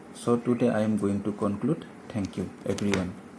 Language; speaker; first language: English; non-native, local second language; Assamese